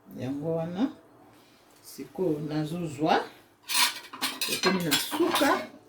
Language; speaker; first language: Lingala; non-native, local second language; Kongo